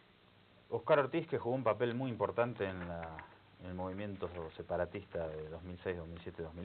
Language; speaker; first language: Spanish; native; Spanish